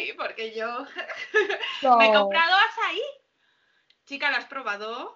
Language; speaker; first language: Spanish; native; Spanish